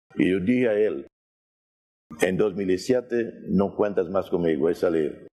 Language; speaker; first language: Spanish; non-native, fluent; Portuguese